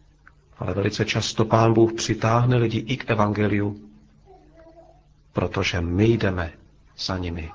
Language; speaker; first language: Czech; native; Czech